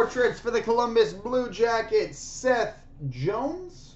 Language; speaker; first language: English; native; English